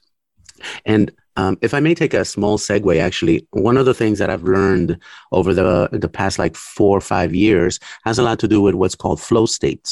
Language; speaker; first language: English; early bilingual, other home language; Spanish